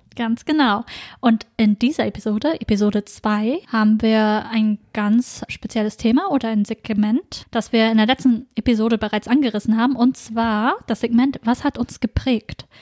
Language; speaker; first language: German; early bilingual, other home language; Vietnamese